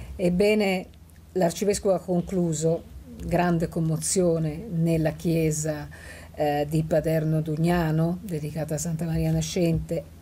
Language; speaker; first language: Italian; native; Italian